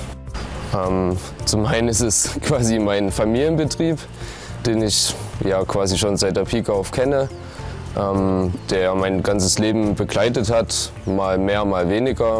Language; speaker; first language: German; native; German